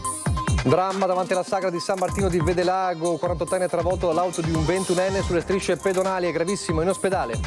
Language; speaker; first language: Italian; native; Italian